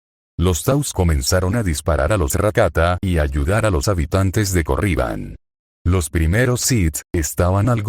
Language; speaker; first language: Spanish; native; Spanish